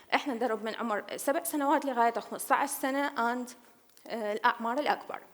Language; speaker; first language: English; non-native, learner; Arabic